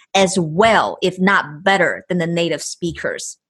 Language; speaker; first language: English; non-native, fluent; Chinese